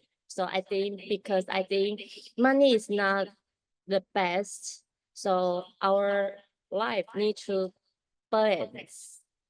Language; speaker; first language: English; non-native, learner; Chinese